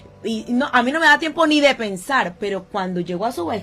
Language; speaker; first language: Spanish; native; Spanish